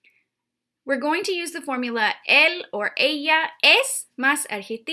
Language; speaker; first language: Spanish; non-native, fluent; English